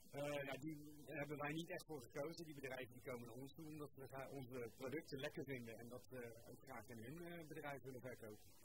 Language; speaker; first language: Dutch; native; Dutch